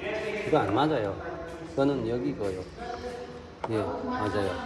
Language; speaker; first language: Korean; non-native, learner; Nepali